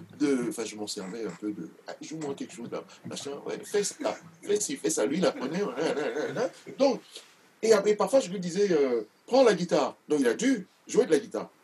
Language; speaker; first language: French; non-native, local second language; Duala